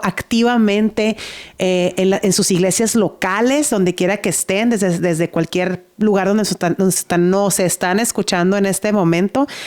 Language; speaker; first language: Spanish; native; Spanish